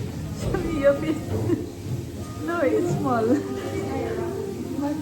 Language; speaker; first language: English; non-native, fluent; Tibetan